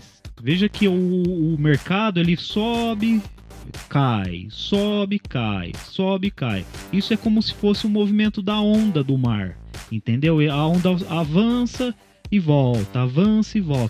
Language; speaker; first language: Portuguese; native; Portuguese